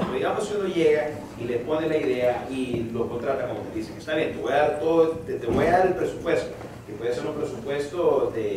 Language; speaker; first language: Spanish; native; Spanish